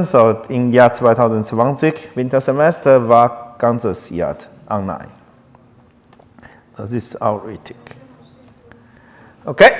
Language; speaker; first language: German; non-native, learner; Chinese